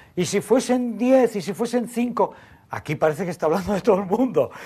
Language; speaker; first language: Spanish; native; Spanish